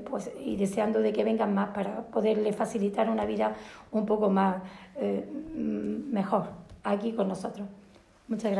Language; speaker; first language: Spanish; native; Spanish